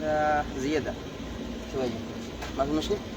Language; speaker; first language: Arabic; non-native, learner; Bangla